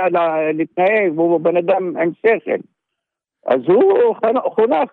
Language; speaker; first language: Hebrew; non-native, local second language; Arabic